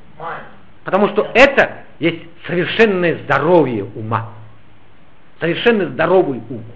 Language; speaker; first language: Russian; native; Russian